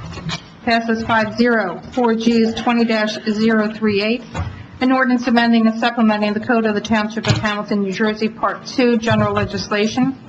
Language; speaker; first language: English; native; English